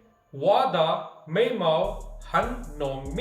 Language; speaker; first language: Chinese; non-native, fluent; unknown